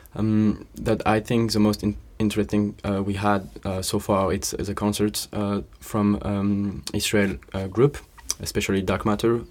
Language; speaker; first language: English; non-native, fluent; French